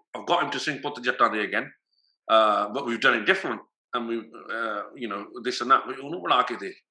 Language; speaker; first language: English; early bilingual, other home language; Punjabi